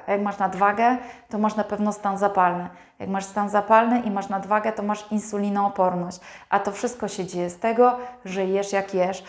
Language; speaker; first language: Polish; native; Polish